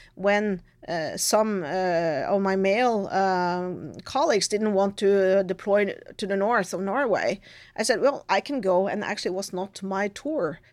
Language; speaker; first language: English; non-native, fluent; Norwegian